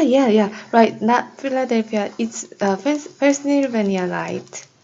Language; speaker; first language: English; non-native, learner; Korean